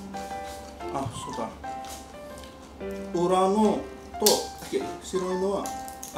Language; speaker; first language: Japanese; non-native, learner; Indonesian